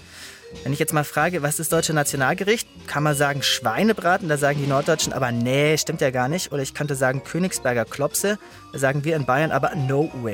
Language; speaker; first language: German; native; German